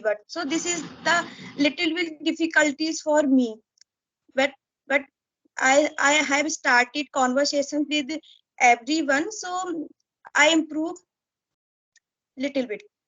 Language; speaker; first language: English; non-native, learner; Hindi